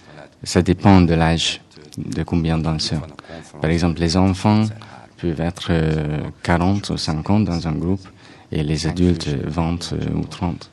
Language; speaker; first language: French; non-native, fluent; Hungarian